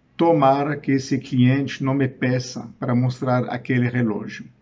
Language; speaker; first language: Portuguese; non-native, fluent; French